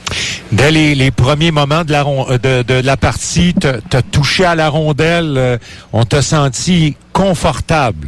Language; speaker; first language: French; native; French